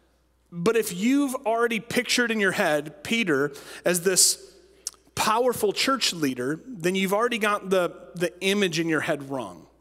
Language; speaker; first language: English; native; English